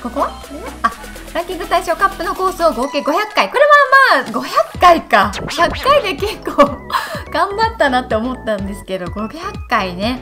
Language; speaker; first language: Japanese; native; Japanese